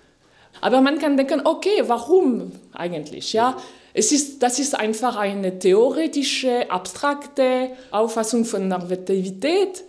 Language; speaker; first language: German; non-native, fluent; French